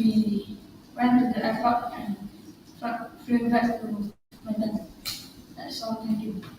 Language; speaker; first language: English; non-native, learner; Indonesian